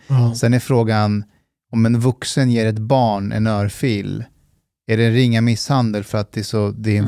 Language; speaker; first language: Swedish; early bilingual, other home language; Persian